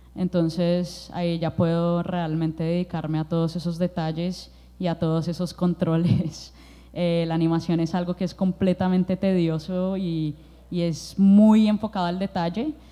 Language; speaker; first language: Spanish; native; Spanish